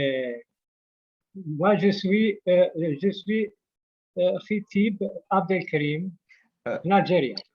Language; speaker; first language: French; non-native, local second language; Arabic